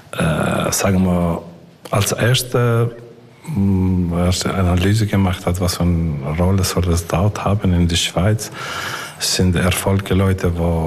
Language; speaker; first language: German; non-native, learner; Albanian